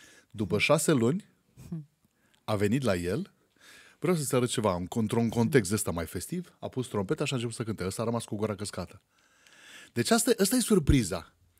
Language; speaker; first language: Romanian; native; Romanian